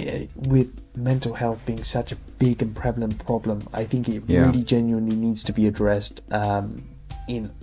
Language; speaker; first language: English; native; English